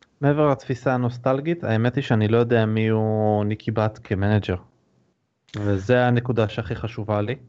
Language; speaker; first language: Hebrew; native; Hebrew